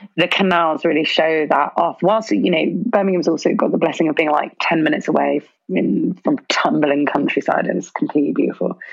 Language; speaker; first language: English; native; English